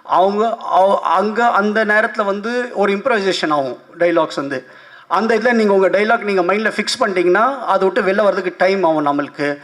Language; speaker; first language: Tamil; non-native, local second language; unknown